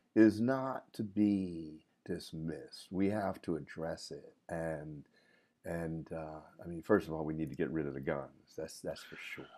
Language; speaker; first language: English; native; English